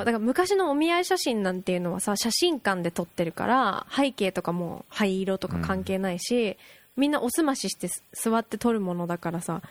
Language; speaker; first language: Japanese; early bilingual, heritage; Japanese